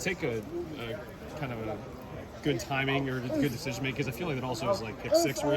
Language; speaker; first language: English; native; English